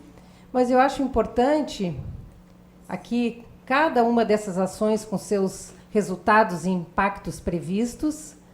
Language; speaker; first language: Portuguese; native; Portuguese